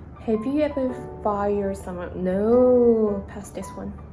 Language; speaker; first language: English; non-native, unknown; Korean